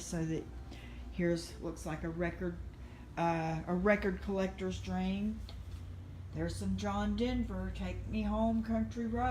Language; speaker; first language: English; native; English